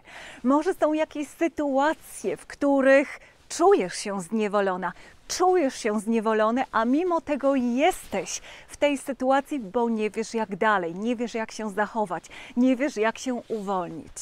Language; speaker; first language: Polish; native; Polish